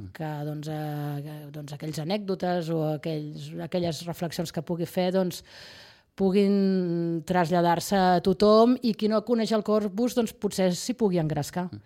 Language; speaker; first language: Catalan; native; Catalan